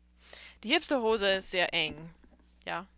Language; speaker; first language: German; non-native, fluent; English